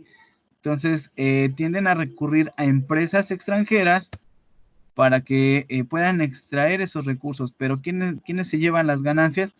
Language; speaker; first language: Spanish; native; Spanish